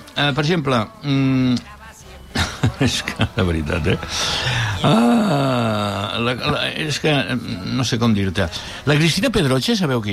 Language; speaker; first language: Catalan; native; Catalan